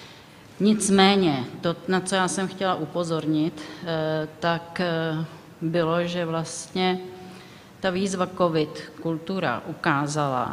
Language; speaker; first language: Czech; native; Czech